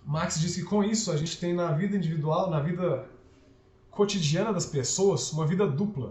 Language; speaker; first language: Portuguese; native; Portuguese